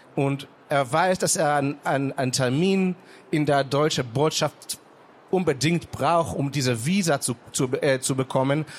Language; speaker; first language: German; non-native, fluent; Hebrew